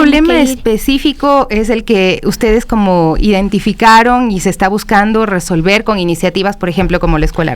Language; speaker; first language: Spanish; native; Spanish